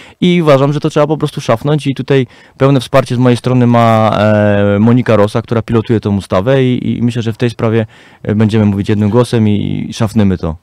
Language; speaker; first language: Polish; native; Polish